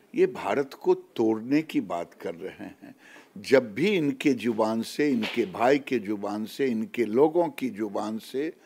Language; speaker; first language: Hindi; native; Hindi